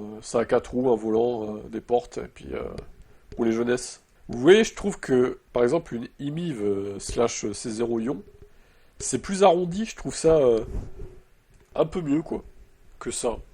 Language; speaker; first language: French; native; French